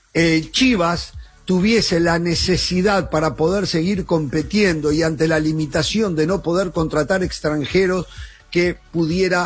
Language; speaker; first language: Spanish; native; Spanish